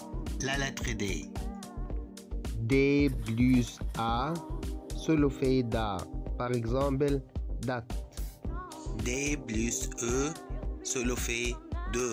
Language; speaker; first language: French; non-native, fluent; Arabic